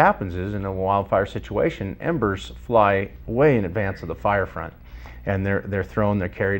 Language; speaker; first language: English; native; English